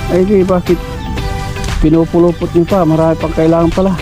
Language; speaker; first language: Filipino; non-native, local second language; Pangasinan